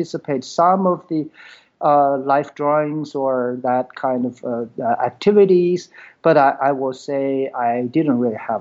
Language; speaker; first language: English; non-native, fluent; Chinese